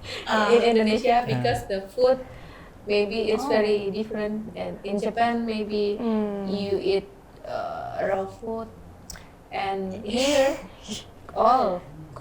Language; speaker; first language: English; non-native, learner; Indonesian